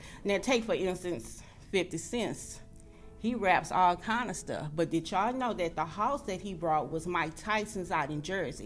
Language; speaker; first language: English; native; English